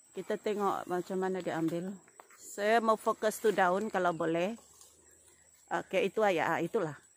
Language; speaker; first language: Malay; non-native, local second language; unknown